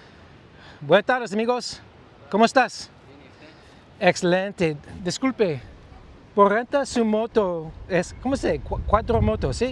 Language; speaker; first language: Spanish; non-native, learner; English